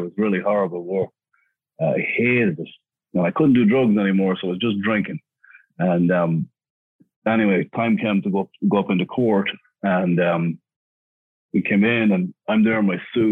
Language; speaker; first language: English; native; English